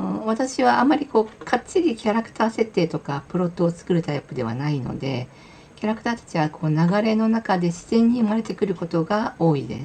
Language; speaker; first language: Japanese; native; Japanese